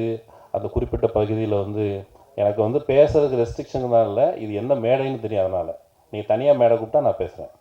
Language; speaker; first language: Tamil; native; Tamil